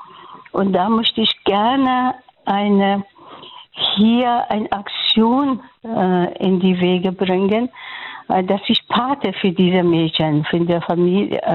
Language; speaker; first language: German; non-native, fluent; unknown